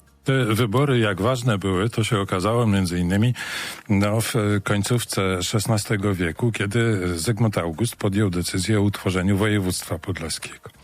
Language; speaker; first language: Polish; native; Polish